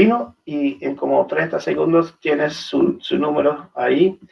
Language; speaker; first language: Spanish; non-native, learner; English